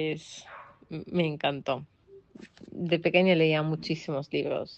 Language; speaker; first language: Spanish; non-native, fluent; Russian